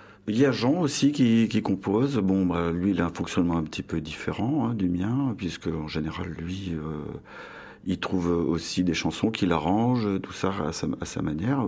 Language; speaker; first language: French; native; French